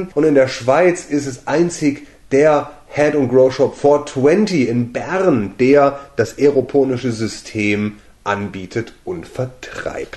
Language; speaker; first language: German; native; German